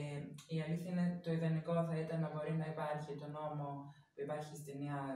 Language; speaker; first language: Greek; non-native, fluent; Arabic